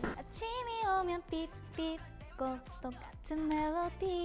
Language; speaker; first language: Korean; native; Korean